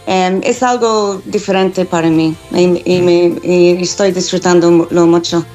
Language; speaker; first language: Spanish; non-native, fluent; English